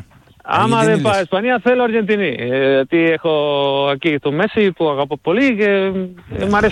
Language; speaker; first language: Greek; non-native, learner; Spanish